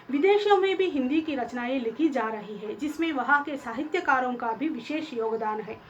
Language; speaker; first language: Hindi; non-native, local second language; Telugu